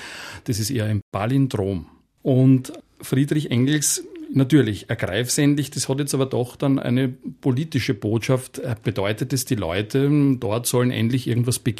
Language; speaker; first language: German; native; German